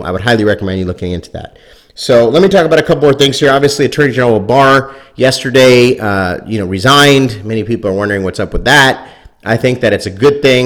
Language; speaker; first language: English; native; English